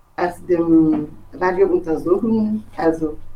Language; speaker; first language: German; non-native, fluent; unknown